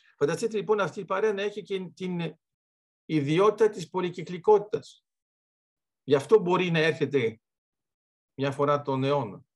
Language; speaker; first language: Greek; early bilingual, heritage; Greek